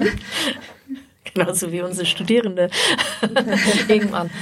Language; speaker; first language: German; non-native, fluent; English